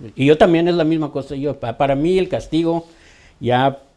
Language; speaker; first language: Spanish; early bilingual, other home language; English